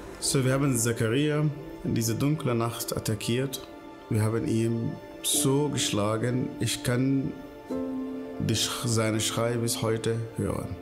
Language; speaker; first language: German; non-native, fluent; Arabic